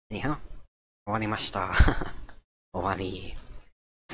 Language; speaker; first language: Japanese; non-native, learner; English